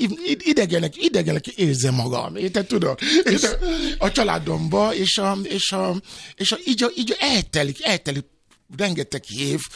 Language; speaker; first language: Hungarian; non-native, fluent; Yoruba